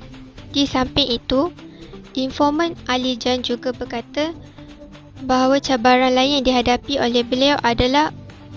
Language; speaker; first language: Malay; native; Malay